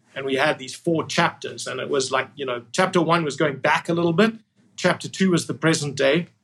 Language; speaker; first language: English; native; English